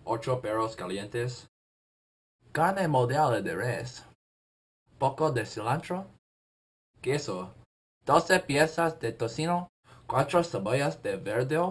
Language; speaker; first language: Spanish; non-native, learner; English